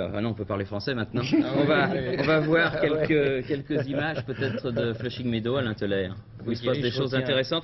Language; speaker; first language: French; native; French